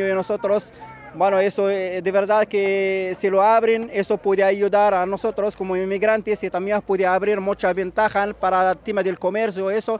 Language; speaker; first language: Spanish; non-native, fluent; Arabic